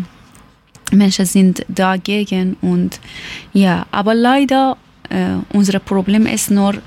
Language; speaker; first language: German; non-native, learner; Persian